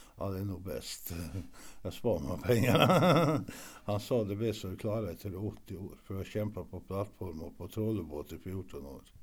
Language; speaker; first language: Swedish; early bilingual, other home language; Norwegian